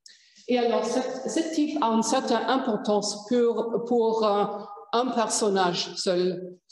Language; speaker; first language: French; non-native, fluent; German